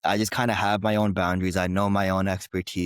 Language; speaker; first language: English; native; English